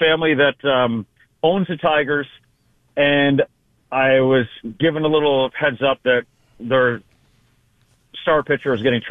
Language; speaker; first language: English; native; English